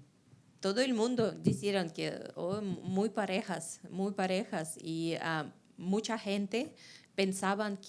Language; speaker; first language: Spanish; non-native, fluent; Russian